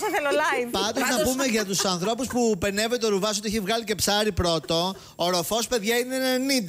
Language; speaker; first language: Greek; native; Greek